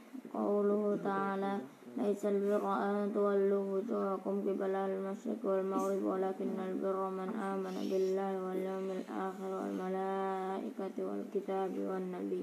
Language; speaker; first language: Arabic; non-native, learner; Indonesian